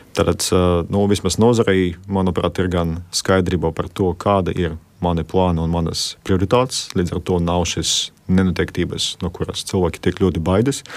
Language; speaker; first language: Latvian; non-native, local second language; Russian